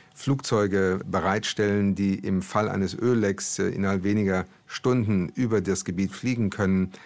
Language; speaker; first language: German; early bilingual, other home language; Portuguese